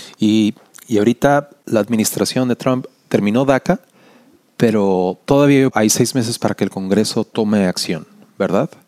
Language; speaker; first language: Spanish; native; Spanish